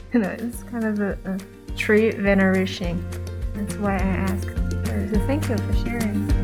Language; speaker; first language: English; non-native, fluent; Chinese